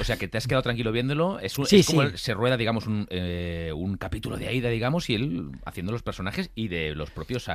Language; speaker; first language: Spanish; native; Spanish